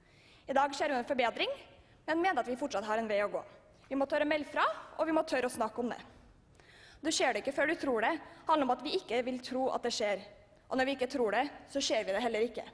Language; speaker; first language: Norwegian; native; Norwegian